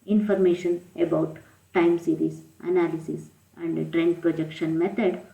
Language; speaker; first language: English; non-native, local second language; Kannada